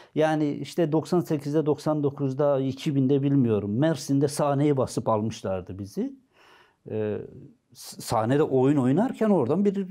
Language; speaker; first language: Turkish; non-native, local second language; Zaza